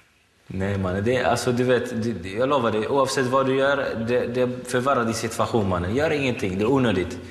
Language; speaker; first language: Swedish; non-native, local second language; Arabic